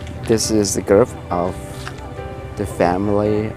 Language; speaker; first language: English; non-native, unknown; Thai